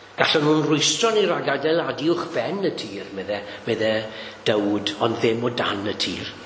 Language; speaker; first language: Welsh; native; Welsh